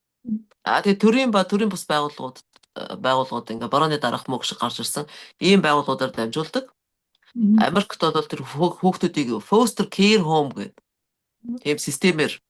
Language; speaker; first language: Mongolian; native; Mongolian